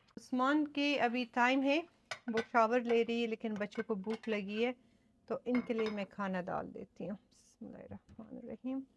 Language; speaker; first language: Urdu; non-native, fluent; Persian